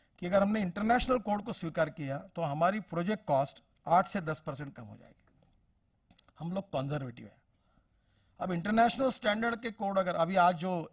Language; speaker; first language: Hindi; non-native, local second language; Marathi